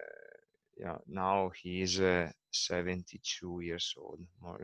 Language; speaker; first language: English; non-native, learner; Italian